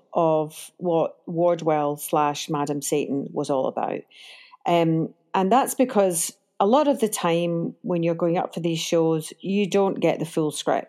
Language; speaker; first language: English; native; English